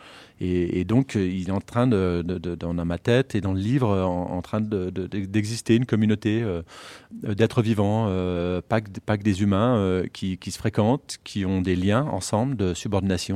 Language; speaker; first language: French; native; French